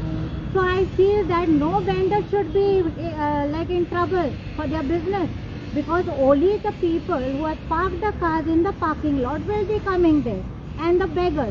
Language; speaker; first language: English; non-native, local second language; Hindi